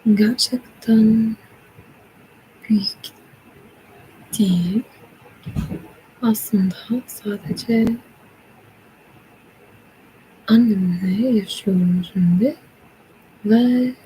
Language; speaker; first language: Turkish; non-native, learner; English